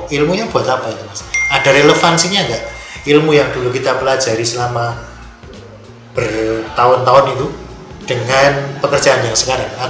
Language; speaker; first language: Indonesian; non-native, local second language; Javanese